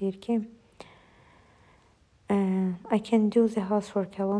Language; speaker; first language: English; non-native, fluent; Azerbaijani